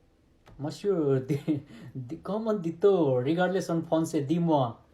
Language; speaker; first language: French; non-native, learner; Nepali